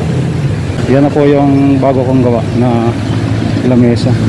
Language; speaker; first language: Filipino; native; Filipino